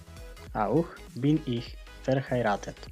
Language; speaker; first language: German; non-native, fluent; Macedonian